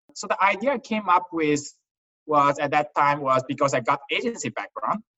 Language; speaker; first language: English; non-native, fluent; Chinese